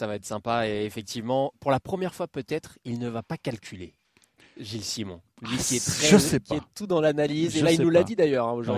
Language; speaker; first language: French; native; French